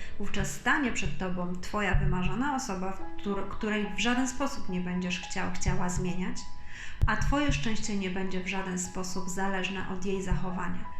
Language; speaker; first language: Polish; native; Polish